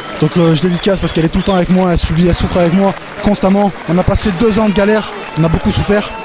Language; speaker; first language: French; early bilingual, other home language; Arabic